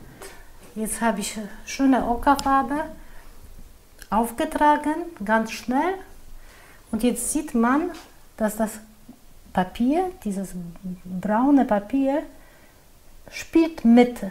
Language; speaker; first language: German; non-native, fluent; Polish